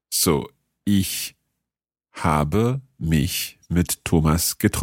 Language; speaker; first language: German; non-native, learner; English